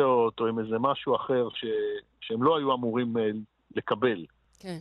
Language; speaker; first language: Hebrew; native; Hebrew